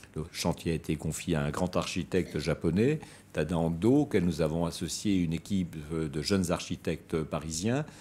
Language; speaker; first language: French; native; French